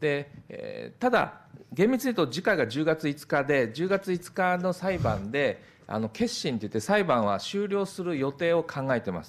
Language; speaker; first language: Japanese; native; Japanese